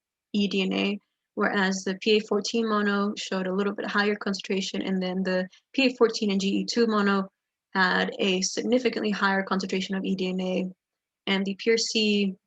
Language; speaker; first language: English; native; English